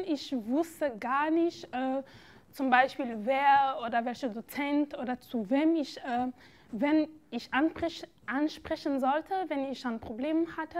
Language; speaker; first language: German; non-native, fluent; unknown